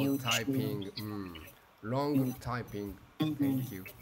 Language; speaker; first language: English; non-native, learner; Japanese